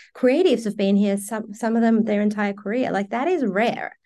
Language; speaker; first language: English; early bilingual, other home language; Persian